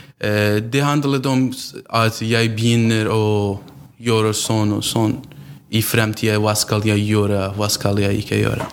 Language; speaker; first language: Norwegian; non-native, learner; Central Kurdish